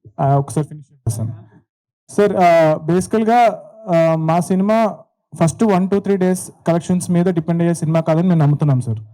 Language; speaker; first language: Telugu; native; Telugu